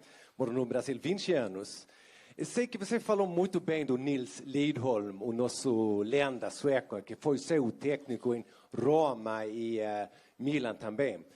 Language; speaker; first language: Portuguese; non-native, fluent; Swedish